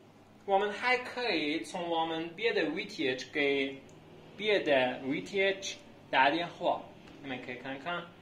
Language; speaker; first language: Chinese; non-native, learner; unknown